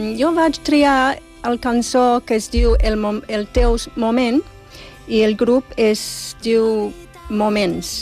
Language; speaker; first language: Catalan; non-native, fluent; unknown